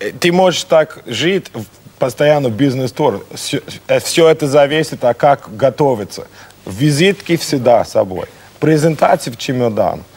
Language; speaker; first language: Russian; non-native, learner; English